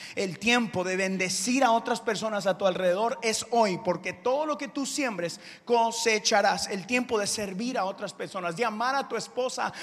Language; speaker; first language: Spanish; early bilingual, heritage; Spanish